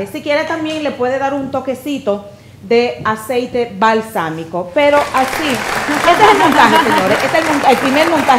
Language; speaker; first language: Spanish; native; Spanish